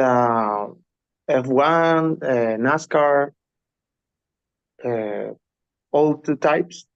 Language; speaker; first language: English; non-native, learner; Spanish